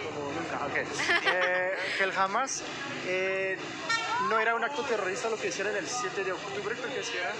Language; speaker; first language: Spanish; non-native, fluent; French